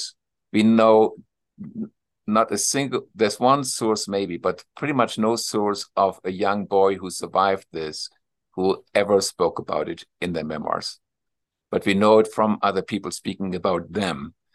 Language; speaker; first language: English; non-native, fluent; German